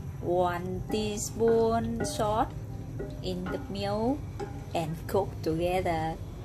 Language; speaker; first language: English; non-native, learner; Vietnamese